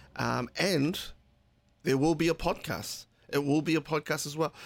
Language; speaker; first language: English; native; English